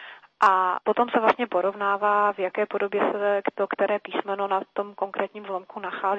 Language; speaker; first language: Czech; native; Czech